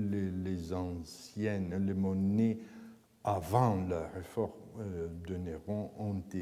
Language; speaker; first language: French; non-native, fluent; Italian